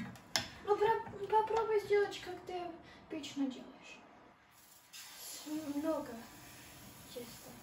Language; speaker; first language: Russian; early bilingual, heritage; Russian